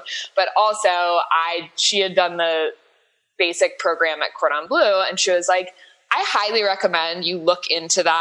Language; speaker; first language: English; native; English